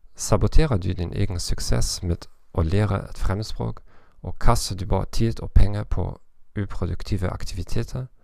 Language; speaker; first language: Norwegian; non-native, fluent; German